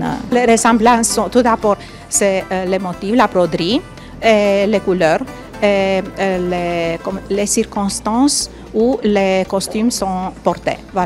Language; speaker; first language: French; non-native, fluent; Romanian